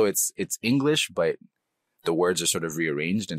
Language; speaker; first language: English; native; English